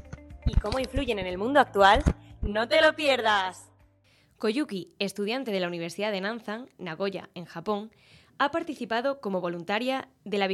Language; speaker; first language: Spanish; native; Spanish